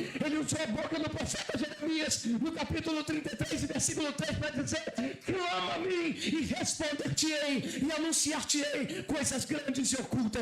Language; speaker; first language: Portuguese; native; Portuguese